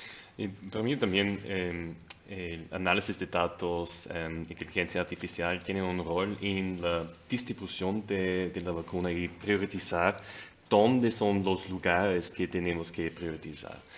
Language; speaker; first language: Spanish; non-native, fluent; German